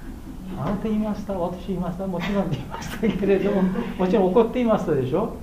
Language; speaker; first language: Japanese; non-native, learner; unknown